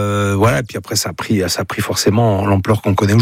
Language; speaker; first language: French; native; French